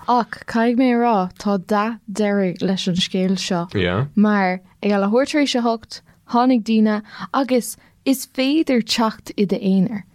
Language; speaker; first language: Irish; non-native, local second language; English